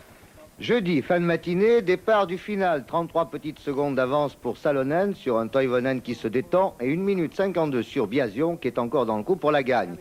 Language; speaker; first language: French; native; French